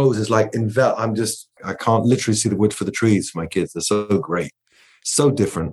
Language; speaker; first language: English; native; English